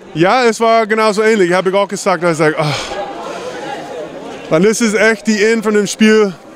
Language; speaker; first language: German; non-native, learner; English